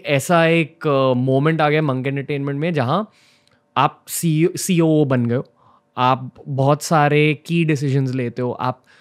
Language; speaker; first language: Hindi; native; Hindi